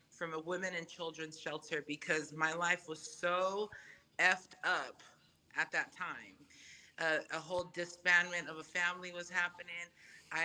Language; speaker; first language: English; non-native, fluent; Samoan